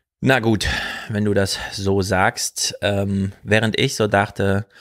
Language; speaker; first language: German; native; German